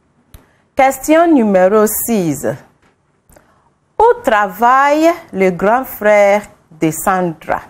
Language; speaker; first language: French; non-native, fluent; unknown